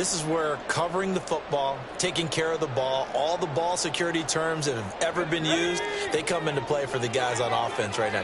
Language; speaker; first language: English; native; English